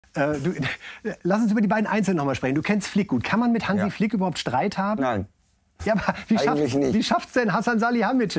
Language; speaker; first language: German; native; German